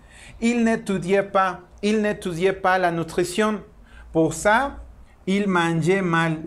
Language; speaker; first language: French; non-native, learner; Spanish